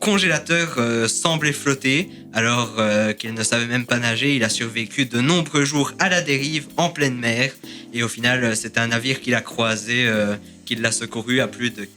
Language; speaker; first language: French; native; French